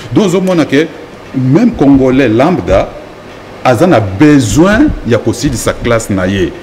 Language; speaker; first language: French; non-native, local second language; Lingala